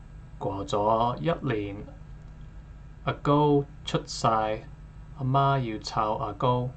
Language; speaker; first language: Cantonese; non-native, learner; English